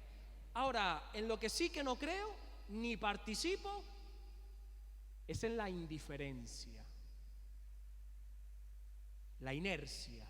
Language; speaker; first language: Spanish; native; Spanish